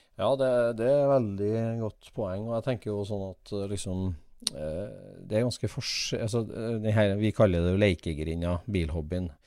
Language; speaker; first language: Norwegian; native; Norwegian